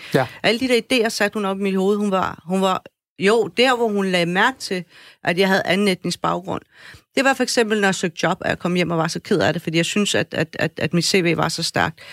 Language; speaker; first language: Danish; early bilingual, other home language; Persian